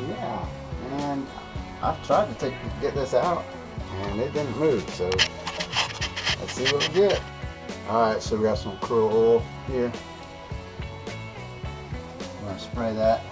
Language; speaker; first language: English; native; English